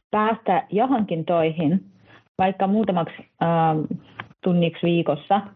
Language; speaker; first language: Finnish; non-native, fluent; Russian